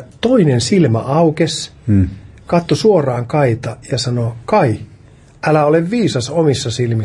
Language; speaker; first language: Finnish; native; Finnish